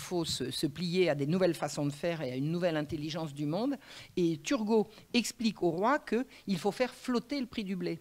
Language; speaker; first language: French; native; French